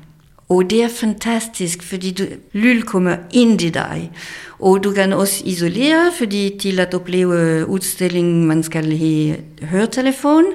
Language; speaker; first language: Danish; non-native, fluent; French